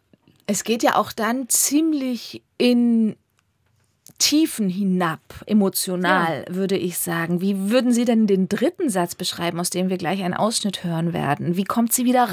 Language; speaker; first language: German; native; German